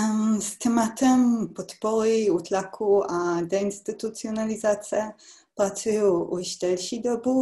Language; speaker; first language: Czech; non-native, fluent; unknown